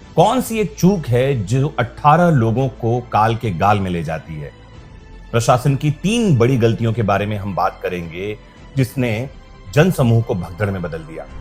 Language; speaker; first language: Hindi; native; Hindi